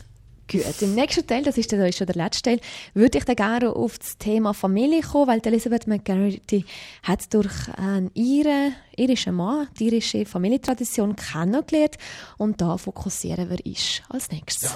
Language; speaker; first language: German; native; German